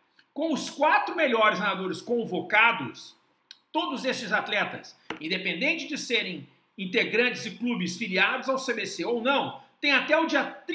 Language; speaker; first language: Portuguese; native; Portuguese